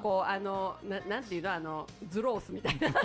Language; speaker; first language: Japanese; native; Japanese